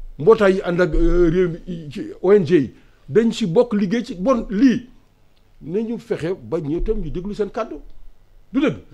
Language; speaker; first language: Wolof; native; Wolof